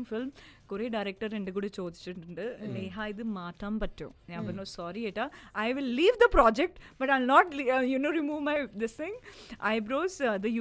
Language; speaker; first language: Malayalam; non-native, local second language; Hindi